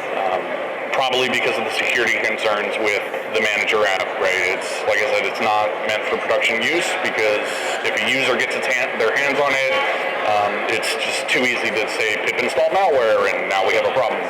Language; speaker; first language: English; native; English